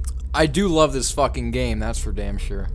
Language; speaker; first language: English; native; English